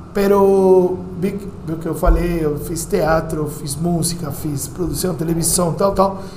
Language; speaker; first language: Portuguese; non-native, learner; Spanish